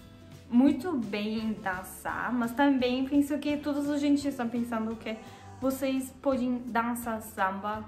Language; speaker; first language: Portuguese; non-native, learner; German